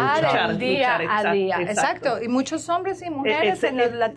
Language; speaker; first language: Spanish; native; Spanish